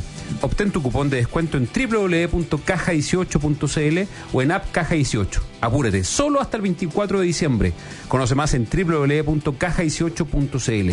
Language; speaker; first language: Spanish; native; Spanish